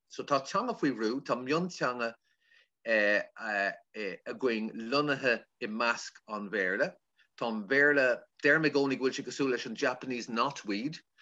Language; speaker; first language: Irish; non-native, local second language; English